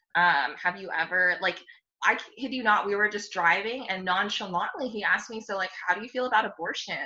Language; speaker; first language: English; native; English